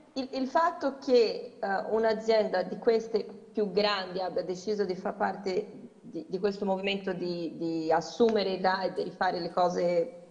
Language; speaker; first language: Italian; non-native, fluent; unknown